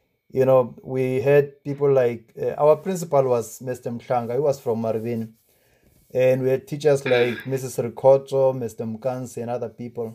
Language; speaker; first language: English; non-native, local second language; Tsonga